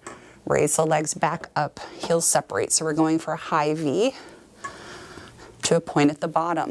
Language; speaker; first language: English; native; English